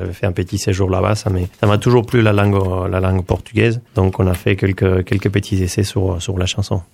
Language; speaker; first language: French; non-native, fluent; Spanish